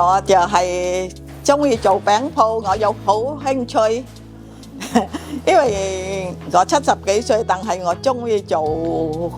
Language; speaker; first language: Cantonese; early bilingual, heritage; Cantonese